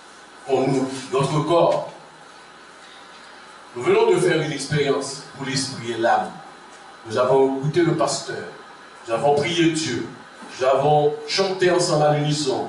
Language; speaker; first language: French; non-native, local second language; Haitian Creole